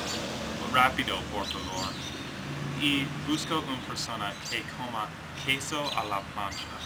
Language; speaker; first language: Spanish; non-native, learner; English